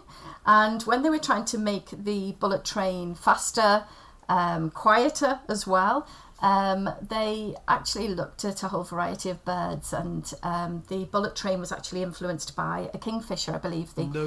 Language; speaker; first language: English; native; English